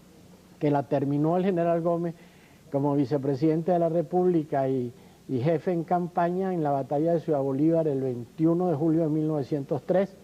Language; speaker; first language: Spanish; native; Spanish